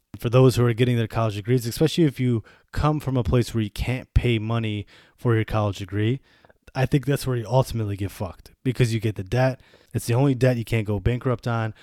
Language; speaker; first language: English; early bilingual, other home language; Bosnian